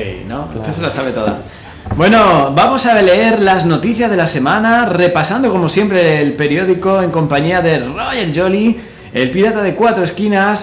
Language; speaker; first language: Spanish; native; Spanish